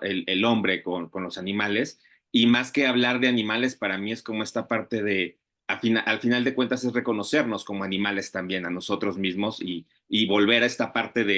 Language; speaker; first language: Spanish; native; Spanish